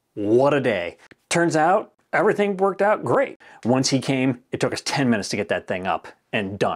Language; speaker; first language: English; native; English